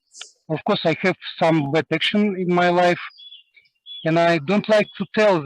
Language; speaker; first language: English; non-native, learner; Russian